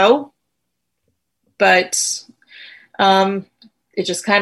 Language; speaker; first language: English; native; English